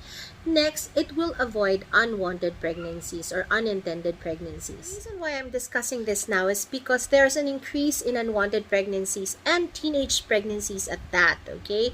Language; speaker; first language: English; non-native, local second language; Filipino